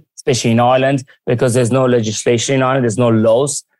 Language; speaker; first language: English; early bilingual, other home language; Armenian